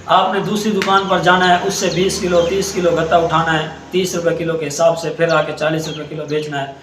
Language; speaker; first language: Urdu; non-native, local second language; Saraiki